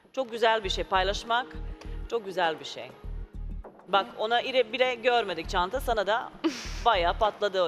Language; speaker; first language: Turkish; non-native, fluent; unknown